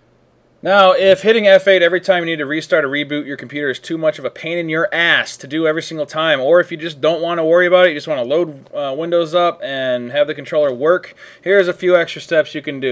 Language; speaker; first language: English; native; English